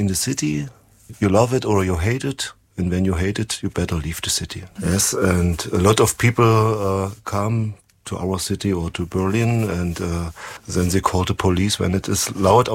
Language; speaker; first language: English; non-native, fluent; German